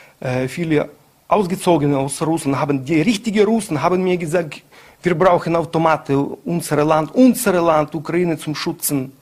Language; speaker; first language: German; non-native, learner; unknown